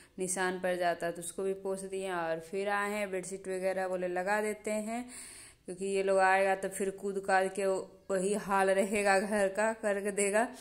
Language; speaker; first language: Hindi; native; Hindi